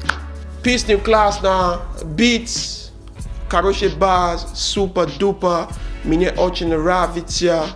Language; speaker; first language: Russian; non-native, learner; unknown